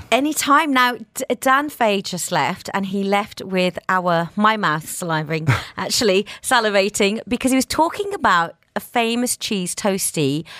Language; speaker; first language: English; native; English